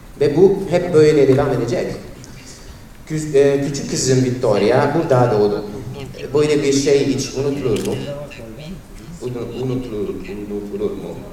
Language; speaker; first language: Turkish; non-native, fluent; Italian